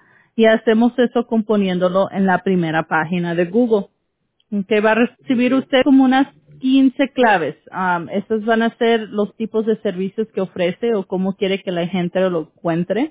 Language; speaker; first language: Spanish; early bilingual, heritage; Spanish